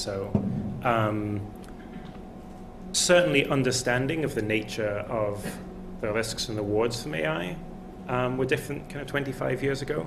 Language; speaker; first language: English; native; English